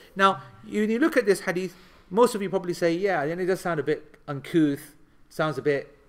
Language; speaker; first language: English; native; English